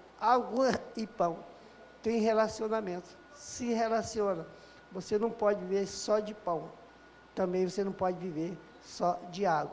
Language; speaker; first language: Portuguese; native; Portuguese